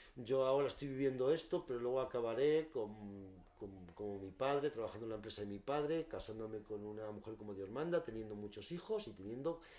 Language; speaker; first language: Spanish; native; Spanish